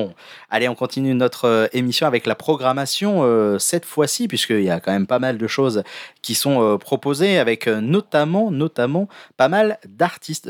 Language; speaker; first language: French; native; French